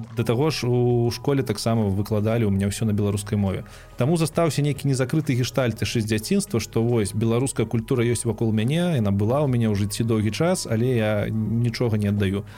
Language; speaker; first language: Belarusian; non-native, local second language; Russian